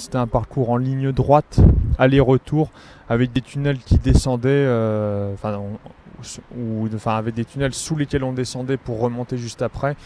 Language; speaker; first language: French; native; French